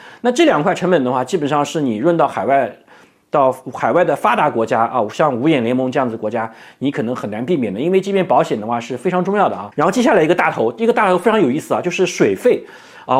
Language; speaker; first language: Chinese; native; Chinese